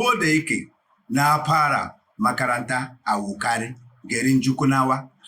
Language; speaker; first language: Hausa; non-native, local second language; Igbo